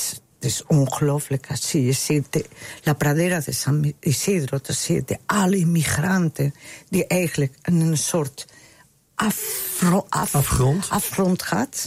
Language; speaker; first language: Dutch; non-native, fluent; Spanish